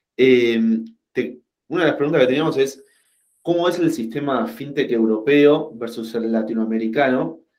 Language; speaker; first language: Spanish; native; Spanish